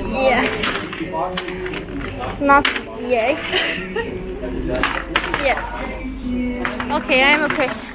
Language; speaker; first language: English; non-native, learner; Turkish